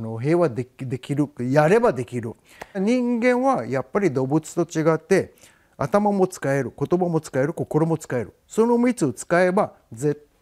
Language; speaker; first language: Japanese; non-native, fluent; Hebrew